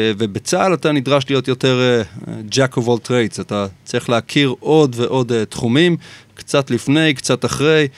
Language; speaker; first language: Hebrew; native; Hebrew